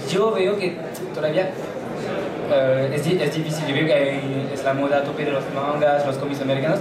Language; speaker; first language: Spanish; non-native, fluent; French